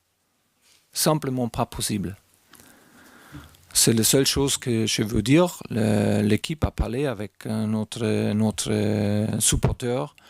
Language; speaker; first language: French; non-native, fluent; German